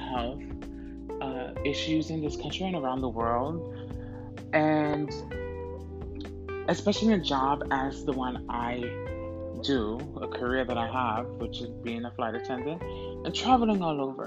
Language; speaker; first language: English; native; English